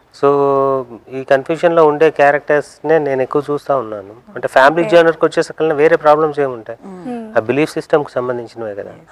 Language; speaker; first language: Telugu; native; Telugu